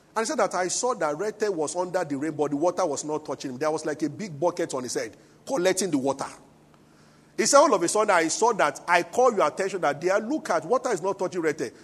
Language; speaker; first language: English; non-native, local second language; Yoruba